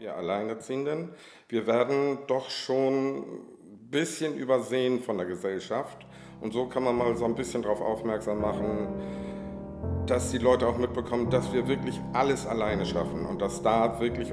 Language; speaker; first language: German; native; German